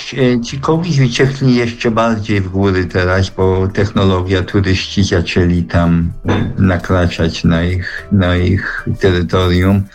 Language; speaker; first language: Polish; early bilingual, heritage; Polish